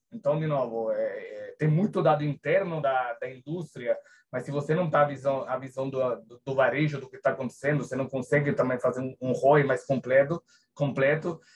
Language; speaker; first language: Portuguese; non-native, fluent; Italian